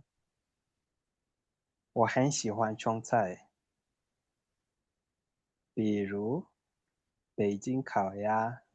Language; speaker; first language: Chinese; non-native, learner; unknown